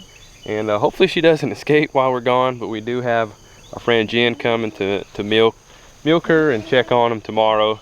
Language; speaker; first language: English; native; English